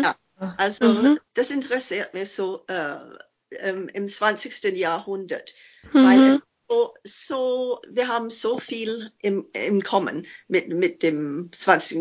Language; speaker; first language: German; non-native, fluent; English